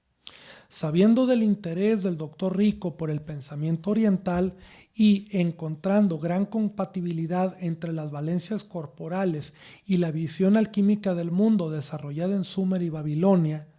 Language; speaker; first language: Spanish; native; Spanish